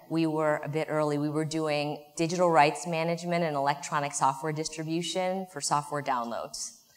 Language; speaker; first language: English; native; English